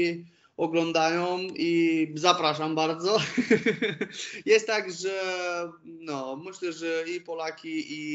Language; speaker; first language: Polish; non-native, fluent; Romanian